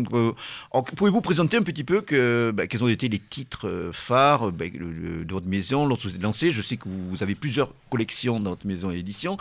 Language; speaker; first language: French; native; French